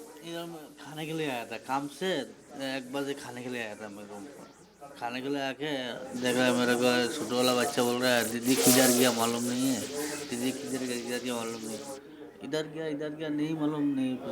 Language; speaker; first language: Hindi; non-native, local second language; Bangla